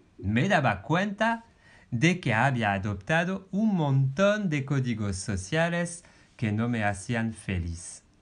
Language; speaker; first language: Spanish; non-native, fluent; French